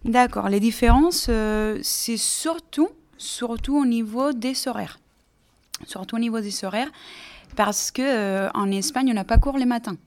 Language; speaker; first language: French; non-native, fluent; Spanish